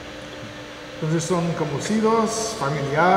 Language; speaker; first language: Spanish; non-native, fluent; English